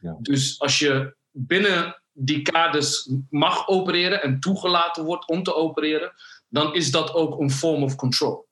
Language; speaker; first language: Dutch; early bilingual, other home language; Somali